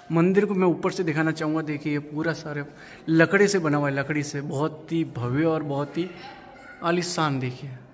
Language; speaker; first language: Hindi; non-native, local second language; Gujarati